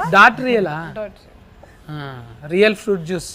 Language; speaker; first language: Telugu; native; Telugu